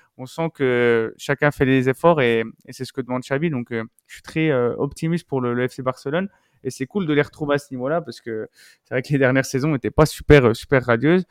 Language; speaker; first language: French; native; French